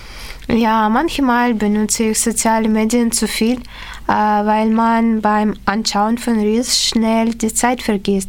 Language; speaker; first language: German; non-native, learner; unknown